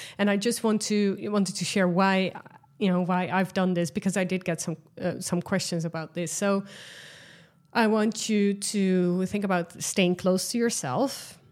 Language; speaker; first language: English; non-native, fluent; Dutch